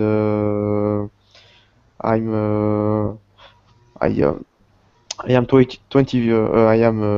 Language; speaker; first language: English; non-native, learner; Portuguese